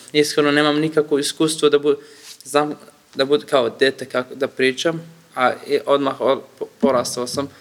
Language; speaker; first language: Serbian; non-native, learner; Kurdish